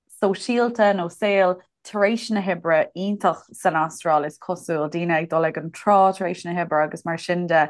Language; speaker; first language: Irish; native; Irish